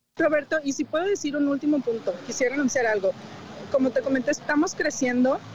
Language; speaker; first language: Spanish; native; Spanish